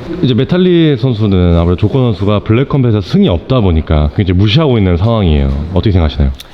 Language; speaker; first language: Korean; native; Korean